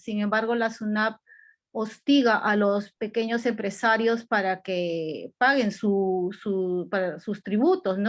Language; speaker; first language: Spanish; native; Spanish